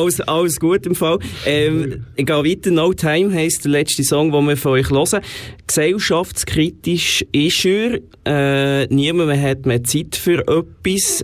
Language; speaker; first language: German; native; German